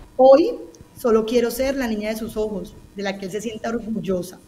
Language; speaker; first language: Spanish; native; Spanish